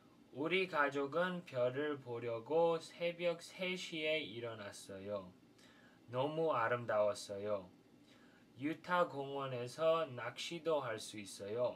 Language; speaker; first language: Korean; non-native, fluent; English